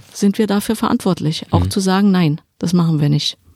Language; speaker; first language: German; native; German